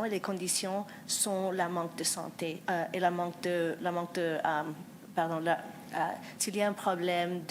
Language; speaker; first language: French; non-native, fluent; English